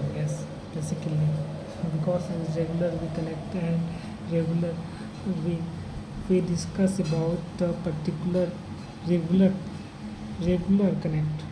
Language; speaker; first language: English; non-native, learner; Hindi